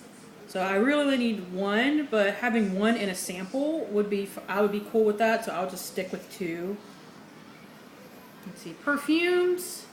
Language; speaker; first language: English; native; English